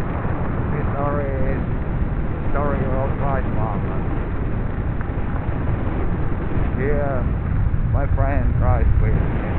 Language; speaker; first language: English; non-native, learner; Finnish